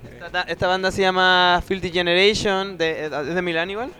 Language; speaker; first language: Spanish; native; Spanish